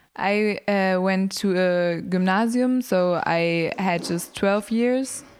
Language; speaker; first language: English; non-native, fluent; German